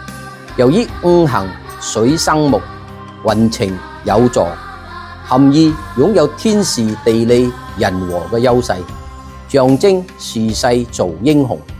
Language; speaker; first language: Chinese; non-native, local second language; Cantonese